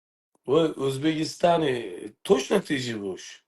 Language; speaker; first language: Russian; non-native, learner; Uzbek